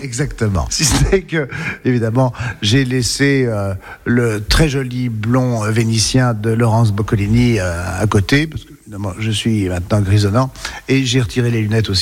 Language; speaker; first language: French; native; French